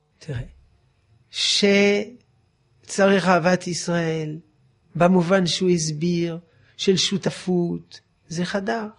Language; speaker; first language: Hebrew; non-native, fluent; French